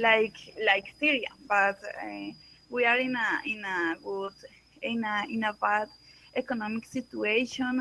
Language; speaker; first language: English; non-native, learner; Spanish